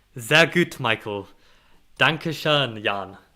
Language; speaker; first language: German; non-native, learner; English